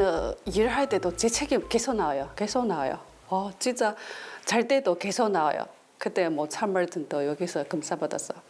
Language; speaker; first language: Korean; non-native, learner; Chinese